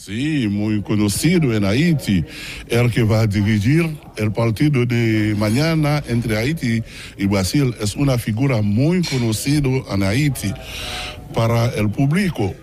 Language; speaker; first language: Spanish; non-native, fluent; Haitian Creole